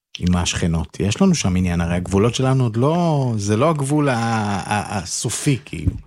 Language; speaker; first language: Hebrew; native; Hebrew